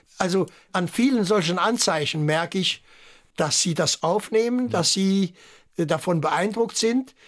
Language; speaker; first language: German; early bilingual, heritage; German